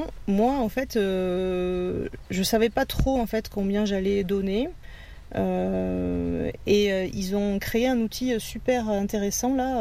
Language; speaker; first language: French; native; French